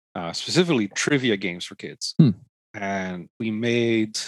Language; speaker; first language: English; non-native, fluent; Dutch